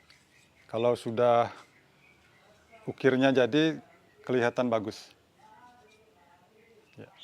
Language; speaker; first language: Indonesian; non-native, local second language; Balinese